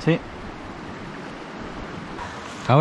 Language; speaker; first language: Spanish; native; Spanish